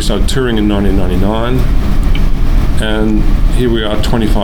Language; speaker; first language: English; native; English